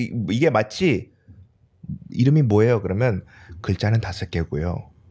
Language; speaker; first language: Korean; early bilingual, heritage; Korean